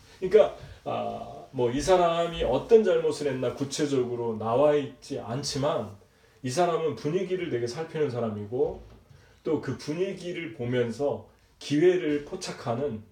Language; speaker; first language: Korean; native; Korean